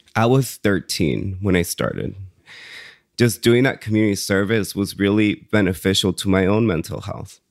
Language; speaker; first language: English; early bilingual, other home language; Spanish